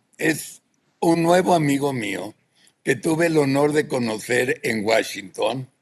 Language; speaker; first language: Spanish; native; Spanish